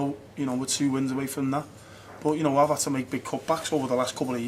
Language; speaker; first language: English; native; English